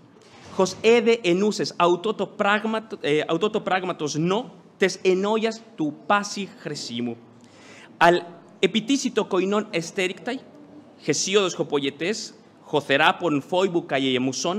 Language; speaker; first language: Greek; non-native, fluent; Spanish